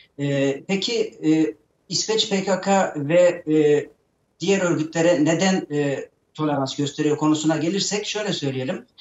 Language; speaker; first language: Turkish; native; Turkish